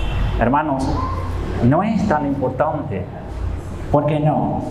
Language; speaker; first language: Spanish; non-native, fluent; Dutch